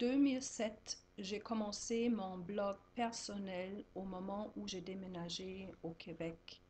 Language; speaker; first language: French; non-native, fluent; German